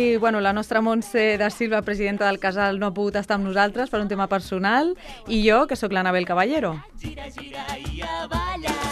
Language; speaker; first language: Catalan; non-native, local second language; Spanish